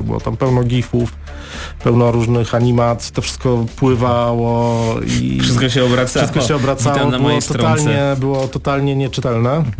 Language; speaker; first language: Polish; native; Polish